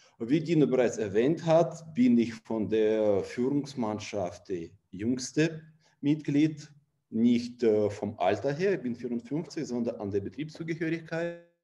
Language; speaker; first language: German; non-native, fluent; Russian